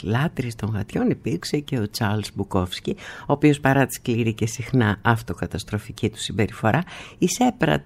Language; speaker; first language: Greek; native; Greek